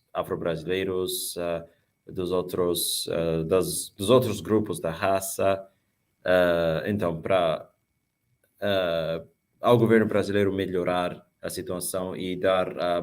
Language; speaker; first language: Portuguese; non-native, fluent; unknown